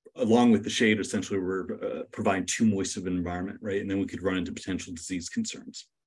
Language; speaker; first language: English; native; English